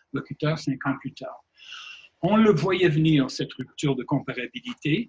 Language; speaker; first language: French; native; French